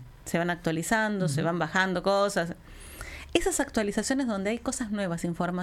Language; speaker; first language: Spanish; native; Spanish